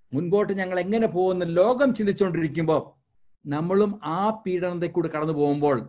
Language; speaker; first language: Malayalam; early bilingual, heritage; Malayalam